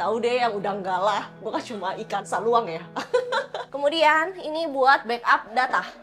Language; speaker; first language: Indonesian; native; Indonesian